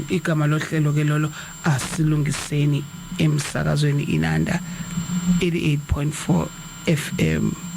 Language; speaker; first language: Zulu; native; Zulu